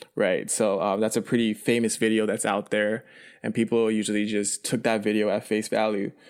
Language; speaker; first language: English; early bilingual, other home language; Chinese